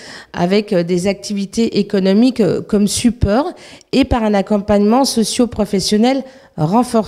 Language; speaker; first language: French; native; French